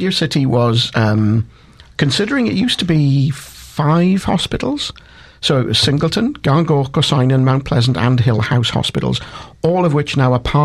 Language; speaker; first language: English; native; English